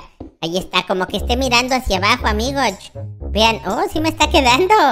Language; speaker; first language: Spanish; native; Spanish